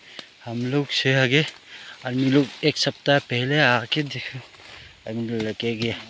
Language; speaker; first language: Hindi; non-native, local second language; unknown